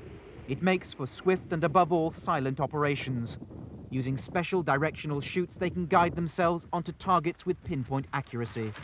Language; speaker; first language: English; native; English